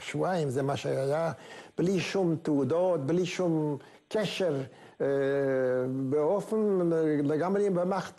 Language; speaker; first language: Hebrew; non-native, fluent; Hungarian